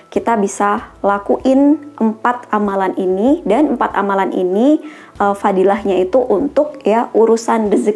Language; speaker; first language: Indonesian; native; Indonesian